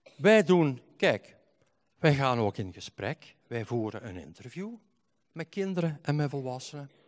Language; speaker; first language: Dutch; native; Dutch